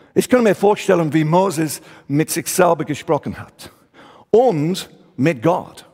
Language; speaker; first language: German; non-native, fluent; English